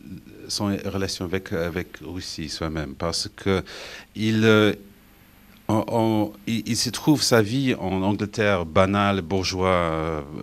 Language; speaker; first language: French; non-native, fluent; English